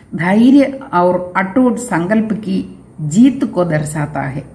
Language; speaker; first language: Hindi; non-native, local second language; Malayalam